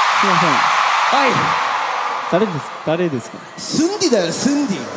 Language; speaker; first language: Japanese; non-native, learner; Korean